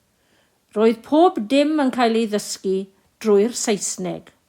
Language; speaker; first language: Welsh; non-native, local second language; English